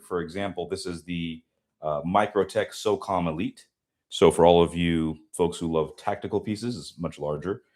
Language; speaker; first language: English; native; English